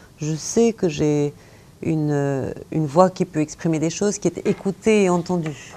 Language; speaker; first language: French; native; French